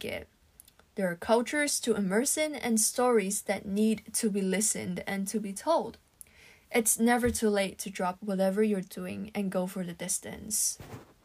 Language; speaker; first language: English; non-native, local second language; Cantonese